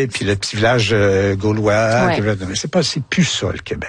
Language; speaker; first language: French; native; French